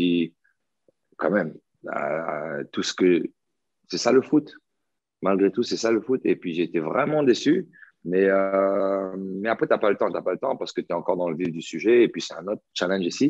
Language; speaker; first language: French; native; French